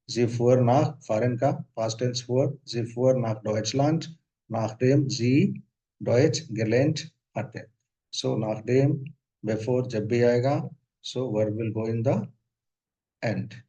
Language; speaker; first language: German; non-native, fluent; Hindi